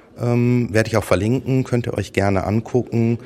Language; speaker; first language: German; native; German